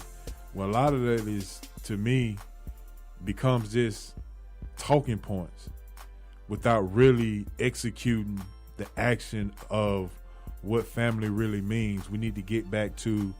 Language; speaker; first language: English; native; English